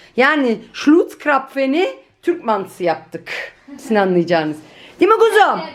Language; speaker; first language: Turkish; early bilingual, heritage; Turkish